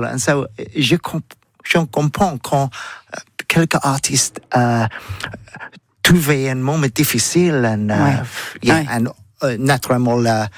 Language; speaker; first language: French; non-native, learner; English